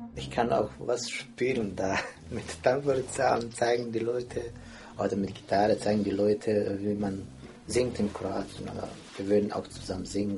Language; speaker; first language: German; non-native, fluent; Croatian